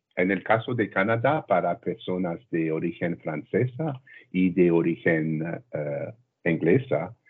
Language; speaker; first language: Spanish; non-native, learner; French